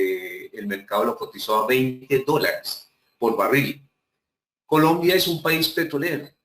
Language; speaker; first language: Spanish; native; Spanish